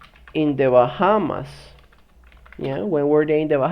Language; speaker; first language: English; non-native, fluent; Spanish